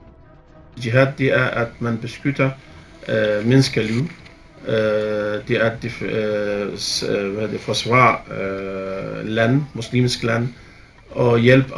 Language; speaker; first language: Danish; non-native, fluent; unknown